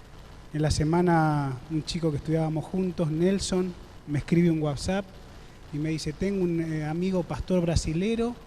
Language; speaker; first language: Spanish; native; Spanish